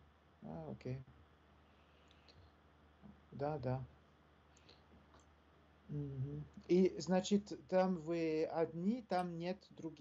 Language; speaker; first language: Russian; non-native, learner; French